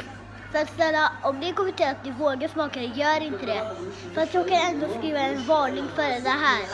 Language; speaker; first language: Swedish; early bilingual, other home language; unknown